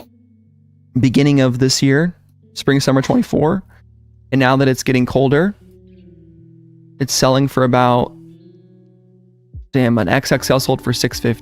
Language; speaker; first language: English; native; English